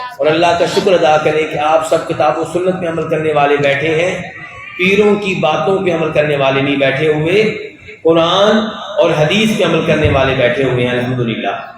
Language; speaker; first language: Urdu; non-native, local second language; Punjabi